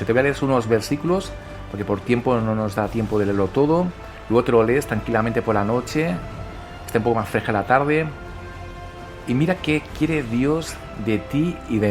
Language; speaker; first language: Spanish; native; Spanish